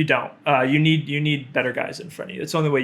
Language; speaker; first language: English; native; English